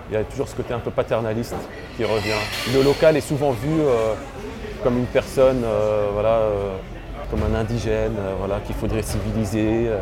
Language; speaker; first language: French; early bilingual, other home language; Arabic